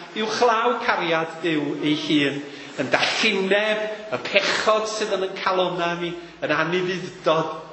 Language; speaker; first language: Welsh; native; Welsh